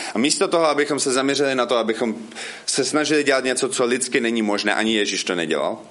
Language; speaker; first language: Czech; non-native, fluent; English